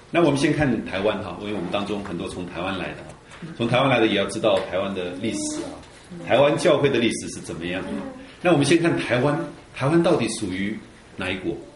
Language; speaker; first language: Chinese; early bilingual, heritage; Chinese